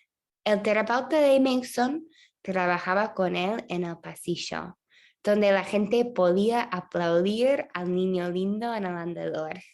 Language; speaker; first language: Spanish; non-native, fluent; English